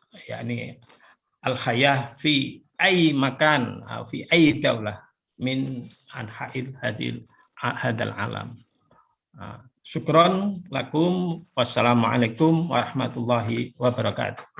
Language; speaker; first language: Arabic; non-native, fluent; Indonesian